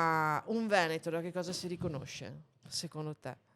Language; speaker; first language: Italian; native; Italian